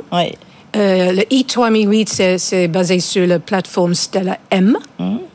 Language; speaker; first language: French; non-native, fluent; English